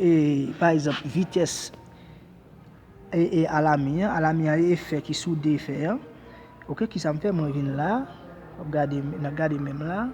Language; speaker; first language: French; non-native, learner; Haitian Creole